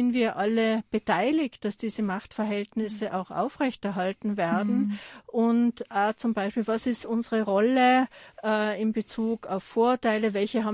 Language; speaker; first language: German; native; German